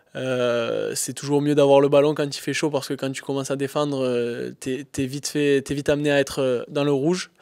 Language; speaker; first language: French; native; French